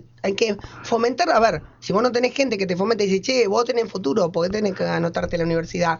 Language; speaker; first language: Spanish; native; Spanish